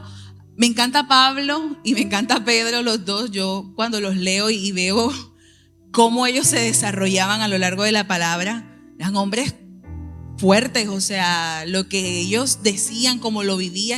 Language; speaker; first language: Spanish; native; Spanish